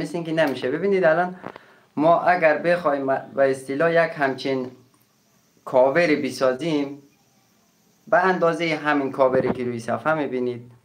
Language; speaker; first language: Persian; native; Persian